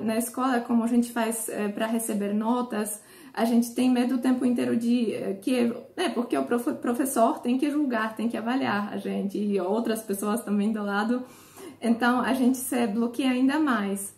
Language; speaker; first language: Portuguese; non-native, fluent; Polish